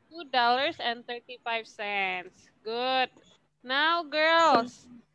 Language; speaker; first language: English; non-native, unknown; Indonesian